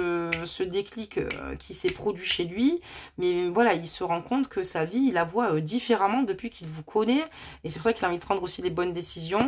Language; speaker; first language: French; native; French